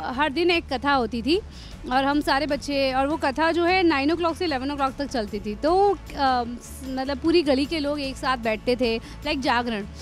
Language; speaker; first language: Hindi; native; Hindi